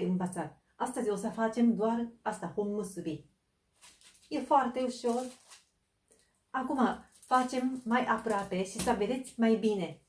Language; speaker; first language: Romanian; non-native, fluent; Japanese